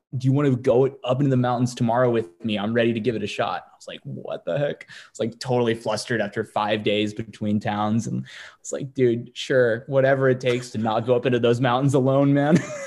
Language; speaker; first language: English; native; English